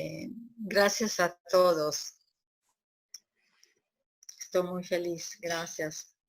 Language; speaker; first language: Spanish; non-native, learner; Italian